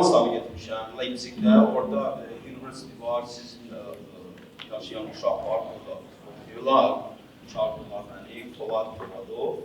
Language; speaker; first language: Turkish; non-native, learner; Azerbaijani